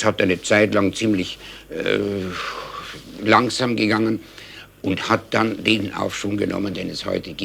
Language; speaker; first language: German; native; German